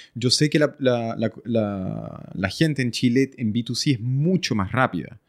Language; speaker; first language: Spanish; early bilingual, other home language; French